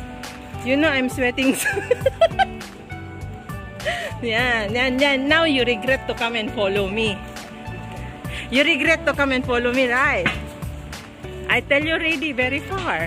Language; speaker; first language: English; non-native, learner; Filipino